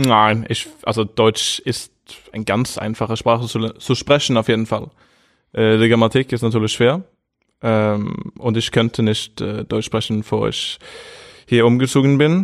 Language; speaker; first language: German; non-native, fluent; Norwegian